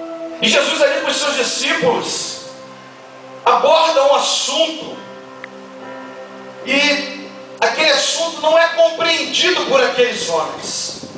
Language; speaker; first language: Portuguese; native; Portuguese